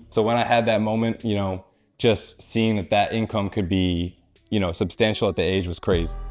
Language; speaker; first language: English; native; English